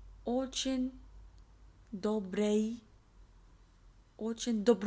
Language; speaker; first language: Russian; non-native, learner; English